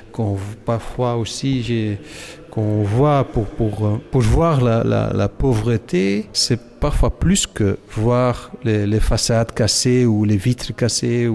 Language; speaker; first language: French; non-native, local second language; Dutch